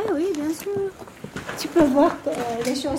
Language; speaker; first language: French; non-native, learner; Arabic